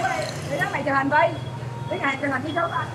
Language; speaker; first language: Vietnamese; native; Vietnamese